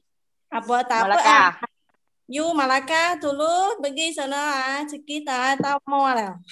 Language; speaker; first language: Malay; non-native, learner; Vietnamese